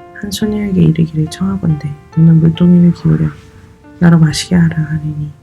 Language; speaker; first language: Korean; native; Korean